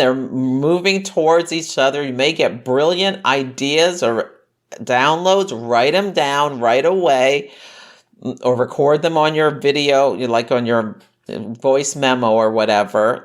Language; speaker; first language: English; native; English